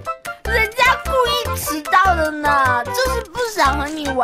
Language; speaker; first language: Chinese; native; Chinese